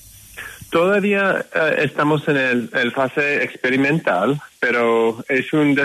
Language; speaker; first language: Spanish; non-native, fluent; English